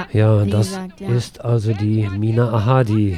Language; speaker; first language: German; native; German